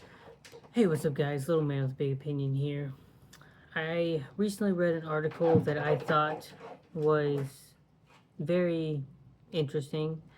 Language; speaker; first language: English; native; English